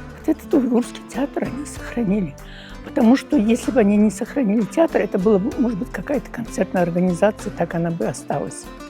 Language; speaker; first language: Russian; non-native, local second language; Uyghur